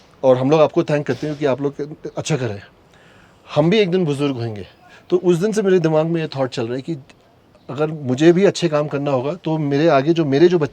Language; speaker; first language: Hindi; native; Hindi